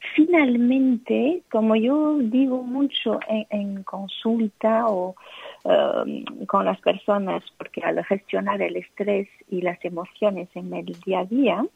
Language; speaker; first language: Spanish; non-native, fluent; French